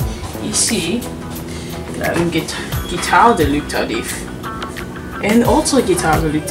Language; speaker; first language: French; non-native, learner; English